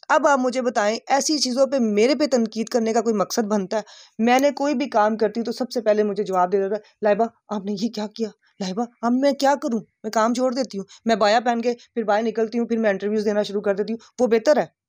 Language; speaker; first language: Urdu; native; Urdu